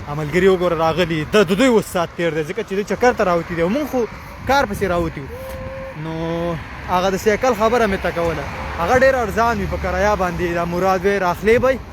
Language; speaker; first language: Pashto; non-native, local second language; Uzbek